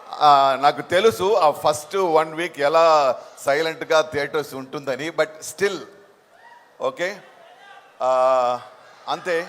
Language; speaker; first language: Telugu; non-native, fluent; Tamil